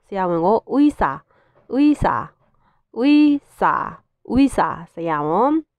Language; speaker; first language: Korean; non-native, fluent; Burmese